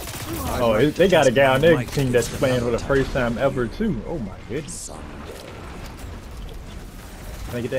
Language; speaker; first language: English; native; English